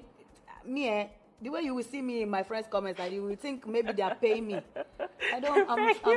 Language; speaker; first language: English; non-native, local second language; Yoruba